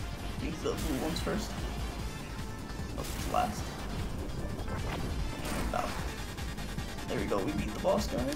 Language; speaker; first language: English; native; English